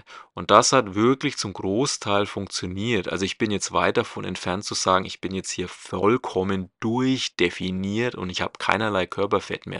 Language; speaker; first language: German; native; German